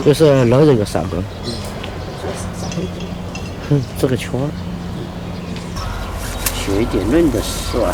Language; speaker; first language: Chinese; native; Chinese